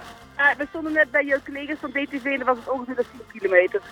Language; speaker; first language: Dutch; native; Dutch